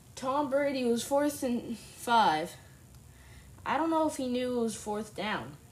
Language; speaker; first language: English; native; English